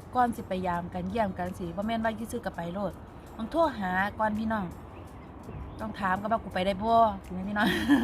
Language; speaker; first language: Thai; native; Thai